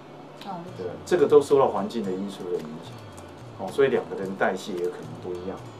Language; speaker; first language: Chinese; native; Chinese